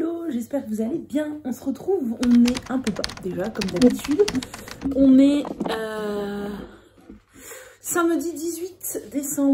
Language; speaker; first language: French; native; French